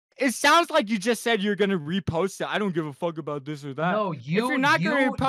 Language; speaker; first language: English; native; English